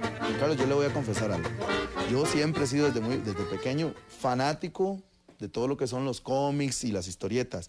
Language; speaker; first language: Spanish; native; Spanish